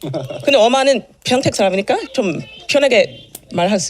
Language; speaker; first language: Korean; non-native, fluent; English